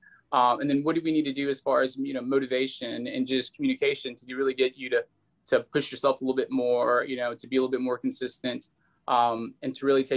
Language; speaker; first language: English; native; English